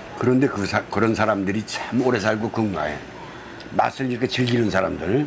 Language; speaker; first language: Korean; native; Korean